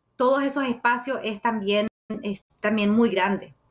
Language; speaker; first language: Spanish; native; Spanish